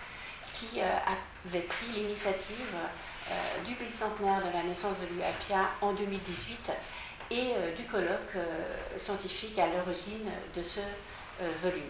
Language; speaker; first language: French; native; French